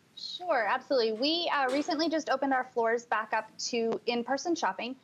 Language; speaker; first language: English; native; English